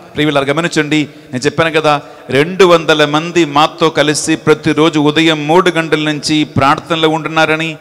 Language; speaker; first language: Telugu; non-native, local second language; Malayalam